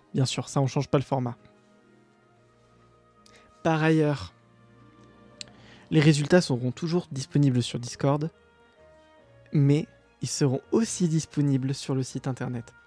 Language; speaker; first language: French; native; French